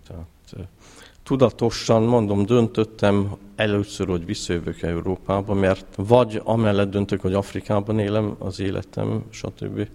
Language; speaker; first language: Hungarian; early bilingual, heritage; Hungarian